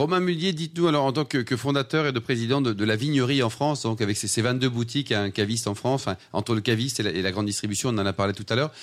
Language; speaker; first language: French; native; French